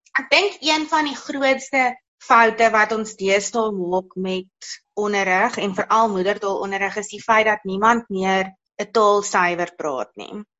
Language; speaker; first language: Afrikaans; native; Afrikaans